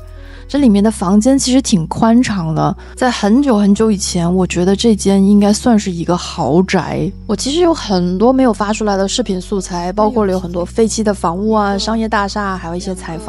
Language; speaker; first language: Chinese; native; Chinese